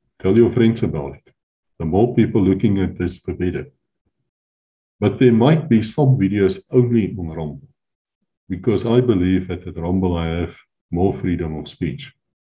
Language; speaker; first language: English; non-native, local second language; Afrikaans